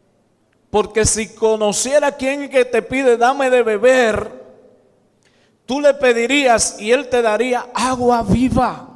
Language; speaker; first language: Spanish; native; Spanish